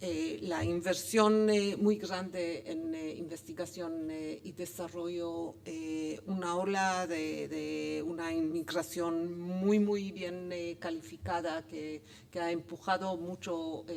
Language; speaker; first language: Spanish; non-native, fluent; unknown